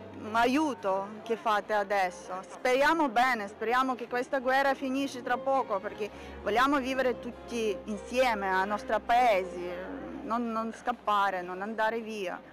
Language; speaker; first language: Italian; non-native, learner; Ukrainian